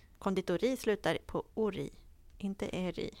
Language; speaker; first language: Swedish; native; Swedish